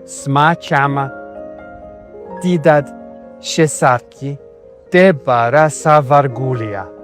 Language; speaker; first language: Georgian; non-native, learner; English